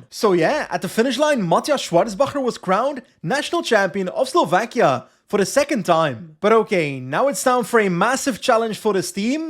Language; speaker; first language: English; non-native, fluent; Dutch